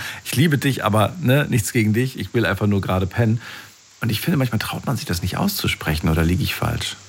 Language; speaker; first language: German; native; German